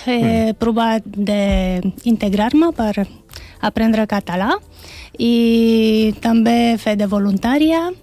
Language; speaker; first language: Catalan; non-native, fluent; Romanian